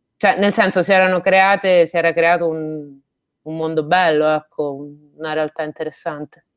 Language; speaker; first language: Italian; native; Italian